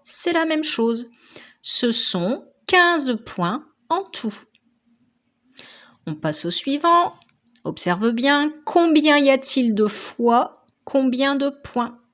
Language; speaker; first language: French; native; French